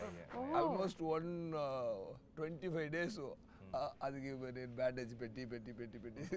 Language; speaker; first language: Telugu; non-native, fluent; Tamil